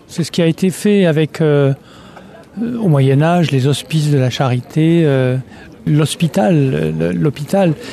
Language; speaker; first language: French; native; French